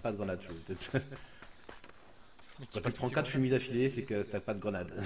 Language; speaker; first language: French; native; French